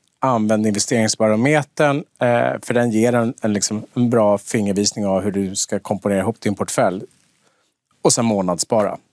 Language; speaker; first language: Swedish; native; Swedish